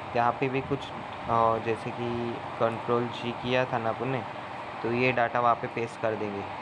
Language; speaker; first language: Hindi; non-native, local second language; Marathi